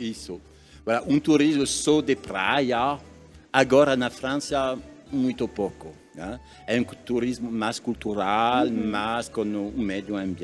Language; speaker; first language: Portuguese; non-native, learner; French